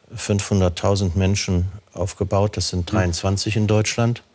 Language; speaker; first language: German; native; German